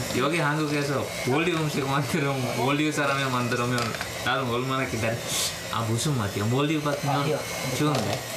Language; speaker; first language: Korean; non-native, learner; Divehi